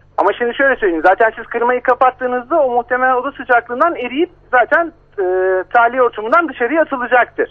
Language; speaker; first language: Turkish; native; Turkish